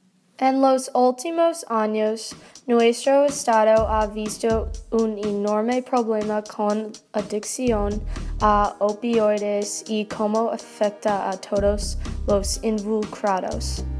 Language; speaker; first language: Spanish; non-native, learner; English